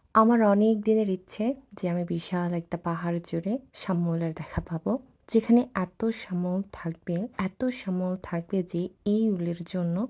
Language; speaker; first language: Bangla; non-native, local second language; Chakma